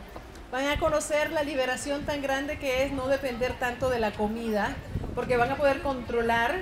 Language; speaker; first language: Spanish; native; Spanish